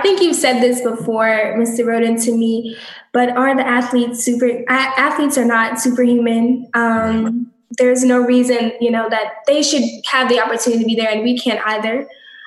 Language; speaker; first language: English; native; English